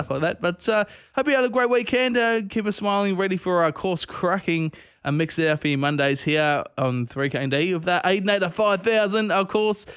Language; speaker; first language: English; native; English